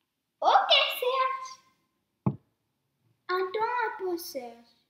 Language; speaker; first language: French; non-native, learner; English